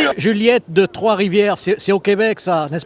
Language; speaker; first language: French; native; French